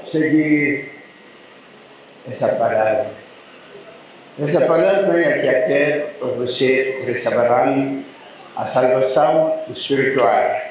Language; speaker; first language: Portuguese; non-native, learner; Lingala